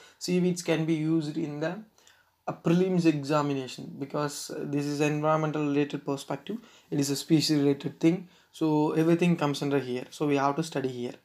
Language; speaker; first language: English; non-native, local second language; Tamil